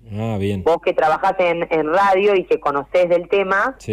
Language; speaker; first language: Spanish; native; Spanish